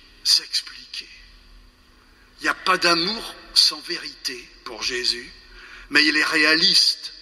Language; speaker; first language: French; native; French